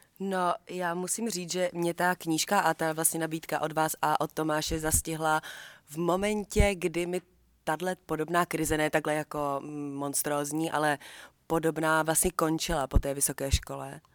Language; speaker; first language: Czech; native; Czech